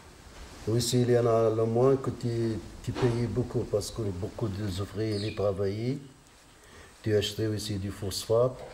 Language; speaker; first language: French; non-native, learner; Riffian